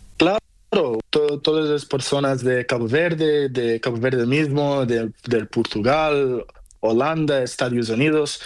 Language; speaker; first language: Spanish; non-native, learner; Portuguese